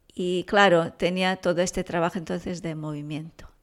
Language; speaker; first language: Spanish; non-native, fluent; Portuguese